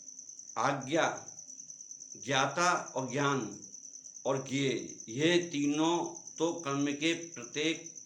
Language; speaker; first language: Hindi; native; Hindi